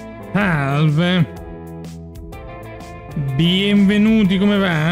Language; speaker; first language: Italian; native; Italian